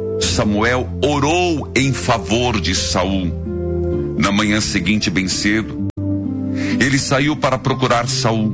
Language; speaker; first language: Portuguese; native; Portuguese